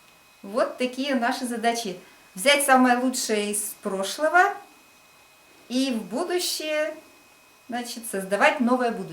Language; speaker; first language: Russian; native; Russian